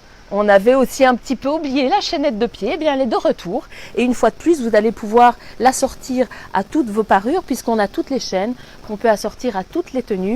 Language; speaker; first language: French; native; French